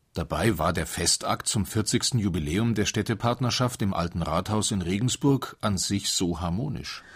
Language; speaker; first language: German; native; German